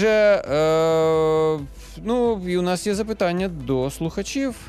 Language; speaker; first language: Ukrainian; native; Ukrainian